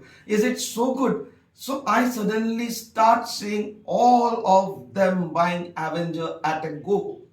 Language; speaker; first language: English; non-native, local second language; Bangla